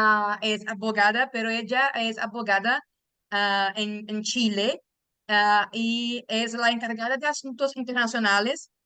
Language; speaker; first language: Spanish; non-native, fluent; Portuguese